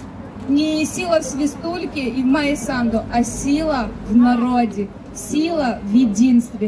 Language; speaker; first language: Russian; native; Russian